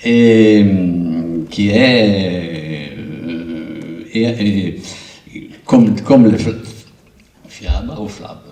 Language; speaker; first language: French; non-native, fluent; Italian